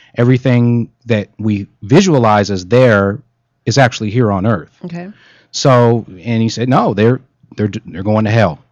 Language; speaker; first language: English; native; English